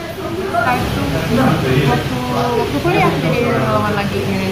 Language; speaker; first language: Indonesian; early bilingual, heritage; English